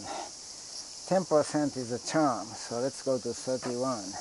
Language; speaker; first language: English; non-native, fluent; Japanese